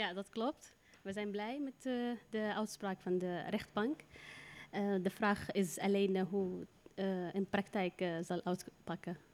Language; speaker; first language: Dutch; non-native, learner; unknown